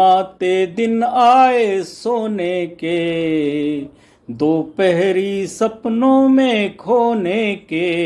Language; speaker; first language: Hindi; native; Hindi